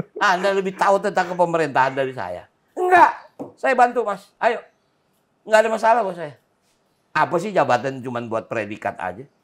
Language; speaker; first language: Indonesian; native; Indonesian